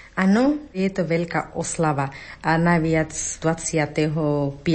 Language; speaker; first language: Slovak; non-native, learner; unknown